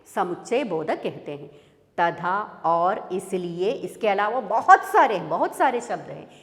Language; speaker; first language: Hindi; non-native, local second language; Malayalam